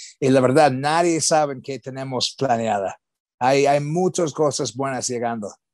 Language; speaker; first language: Spanish; non-native, learner; English